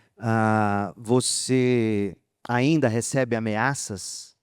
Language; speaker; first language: Portuguese; native; Portuguese